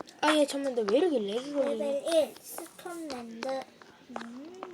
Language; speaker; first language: Korean; native; Korean